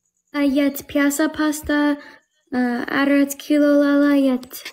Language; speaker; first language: Amharic; non-native, learner; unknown